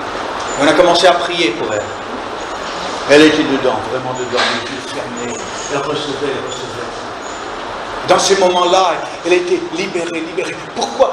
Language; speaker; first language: French; native; French